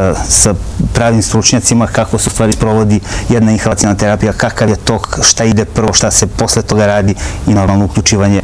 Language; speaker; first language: Serbian; native; Serbian